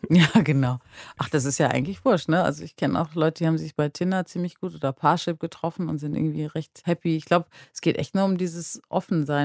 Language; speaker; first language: German; native; German